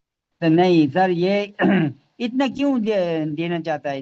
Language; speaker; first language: Hindi; non-native, learner; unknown